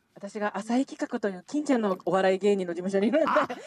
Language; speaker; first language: Japanese; native; Japanese